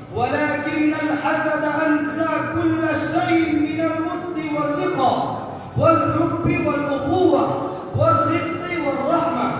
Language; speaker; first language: Arabic; non-native, learner; Urdu